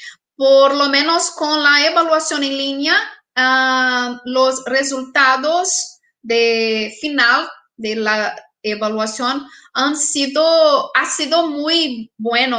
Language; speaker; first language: Spanish; non-native, fluent; Portuguese